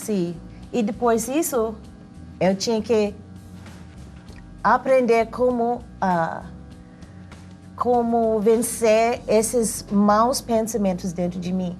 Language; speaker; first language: Portuguese; non-native, learner; English